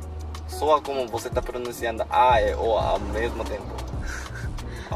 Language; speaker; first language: Portuguese; non-native, learner; Japanese